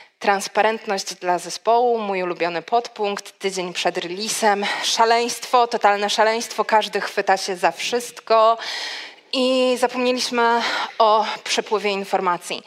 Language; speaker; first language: Polish; native; Polish